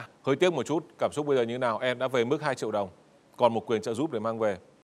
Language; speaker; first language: Vietnamese; native; Vietnamese